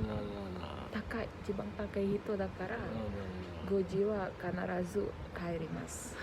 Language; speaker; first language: Japanese; non-native, learner; Indonesian